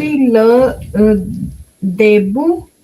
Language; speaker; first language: French; non-native, learner; Hindi